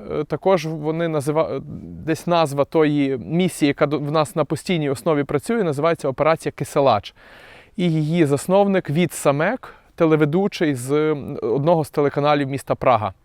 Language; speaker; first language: Ukrainian; native; Ukrainian